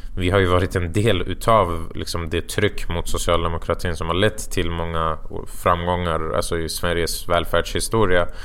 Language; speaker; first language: Swedish; early bilingual, other home language; Persian